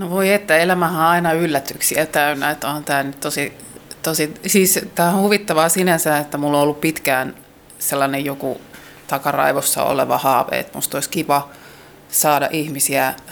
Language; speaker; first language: Finnish; native; Finnish